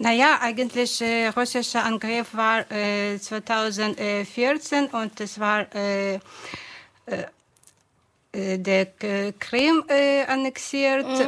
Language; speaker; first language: German; non-native, fluent; Ukrainian